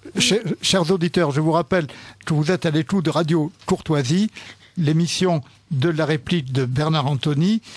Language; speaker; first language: French; native; French